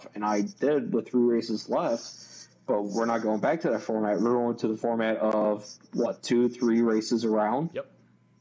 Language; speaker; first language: English; native; English